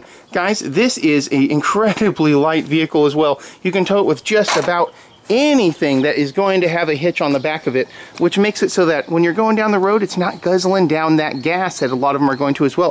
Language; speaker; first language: English; native; English